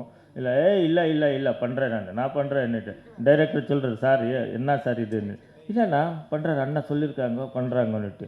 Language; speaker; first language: Tamil; non-native, learner; Kannada